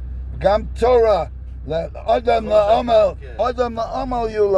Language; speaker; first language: Hebrew; non-native, fluent; English